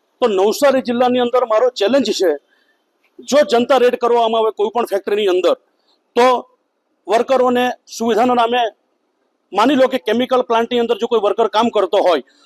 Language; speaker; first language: Gujarati; native; Gujarati